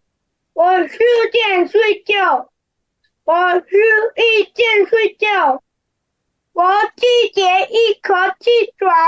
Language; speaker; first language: Chinese; non-native, learner; Korean